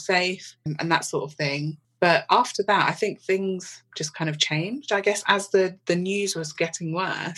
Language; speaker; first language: English; native; English